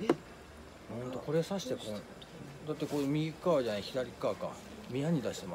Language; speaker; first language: Japanese; native; Japanese